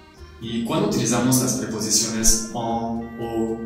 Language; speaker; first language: Spanish; non-native, fluent; French